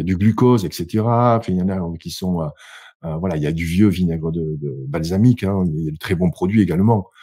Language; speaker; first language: French; native; French